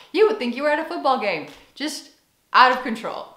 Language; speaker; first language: English; native; English